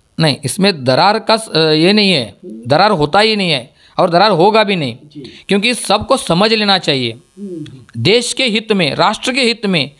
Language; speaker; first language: Hindi; non-native, local second language; Marathi